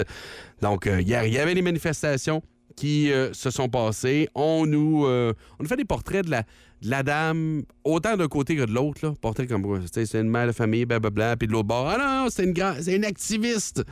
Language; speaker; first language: French; native; French